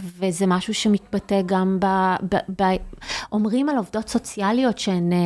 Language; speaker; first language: Hebrew; native; Hebrew